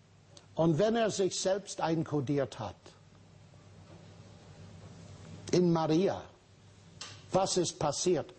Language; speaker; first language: German; non-native, fluent; English